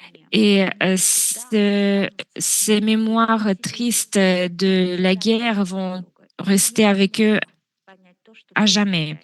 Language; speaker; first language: French; non-native, fluent; Russian